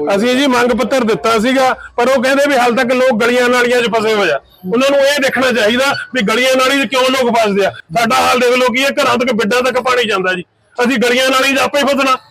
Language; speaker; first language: Punjabi; native; Punjabi